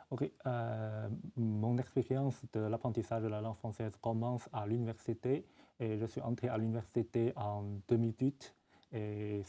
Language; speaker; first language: French; non-native, fluent; Chinese